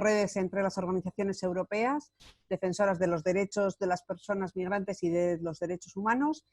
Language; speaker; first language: Spanish; native; Spanish